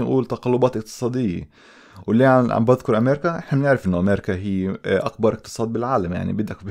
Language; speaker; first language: Arabic; native; Arabic